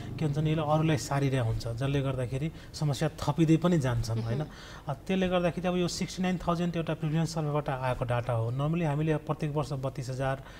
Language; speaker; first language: Nepali; non-native, local second language; Maithili